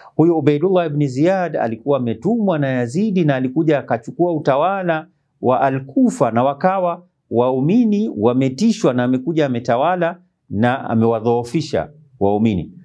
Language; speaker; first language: Swahili; native; Swahili